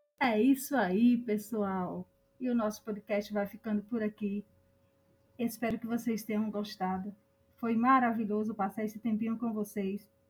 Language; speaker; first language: Portuguese; native; Portuguese